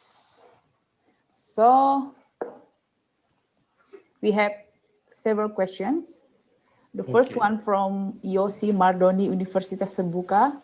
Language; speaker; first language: English; non-native, fluent; Indonesian